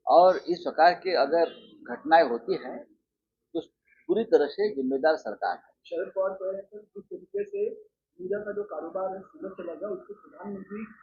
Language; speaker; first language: Hindi; non-native, local second language; Marathi